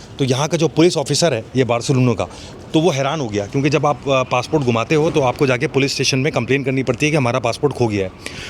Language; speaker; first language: Urdu; native; Urdu